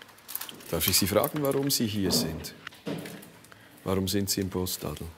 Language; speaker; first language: German; native; German